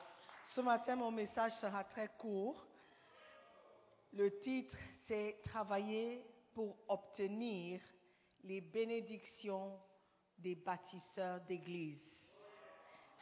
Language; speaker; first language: French; non-native, fluent; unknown